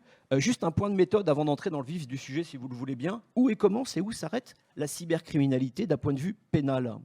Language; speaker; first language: French; native; French